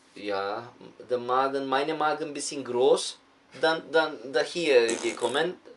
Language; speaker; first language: German; non-native, learner; Turkish